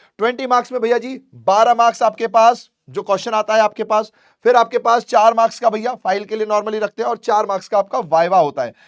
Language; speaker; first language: Hindi; native; Hindi